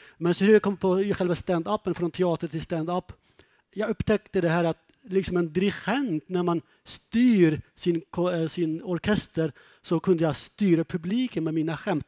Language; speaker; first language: Swedish; non-native, fluent; Kurdish